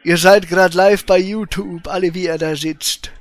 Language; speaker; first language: German; native; German